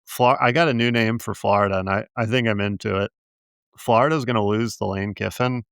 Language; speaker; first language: English; native; English